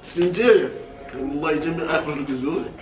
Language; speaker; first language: Arabic; native; Arabic